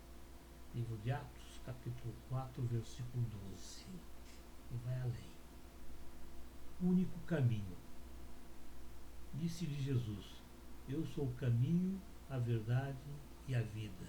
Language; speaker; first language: Portuguese; native; Portuguese